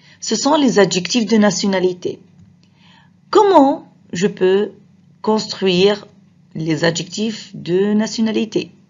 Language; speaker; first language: French; non-native, fluent; Arabic